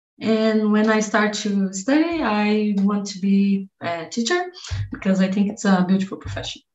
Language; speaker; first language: English; non-native, learner; Portuguese